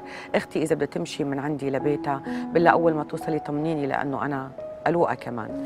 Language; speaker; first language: Arabic; native; Arabic